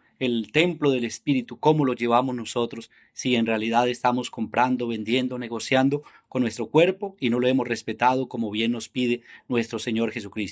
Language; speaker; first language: Spanish; native; Spanish